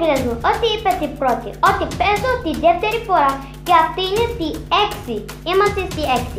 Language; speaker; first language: Greek; non-native, learner; Arabic